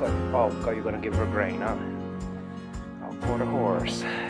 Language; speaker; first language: English; non-native, fluent; Portuguese